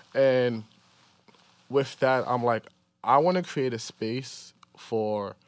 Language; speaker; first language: English; native; English